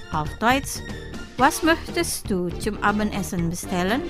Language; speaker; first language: German; non-native, fluent; Indonesian